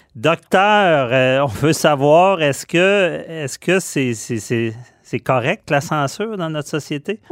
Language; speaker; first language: French; native; French